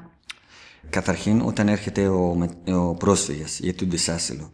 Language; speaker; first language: Greek; non-native, fluent; Persian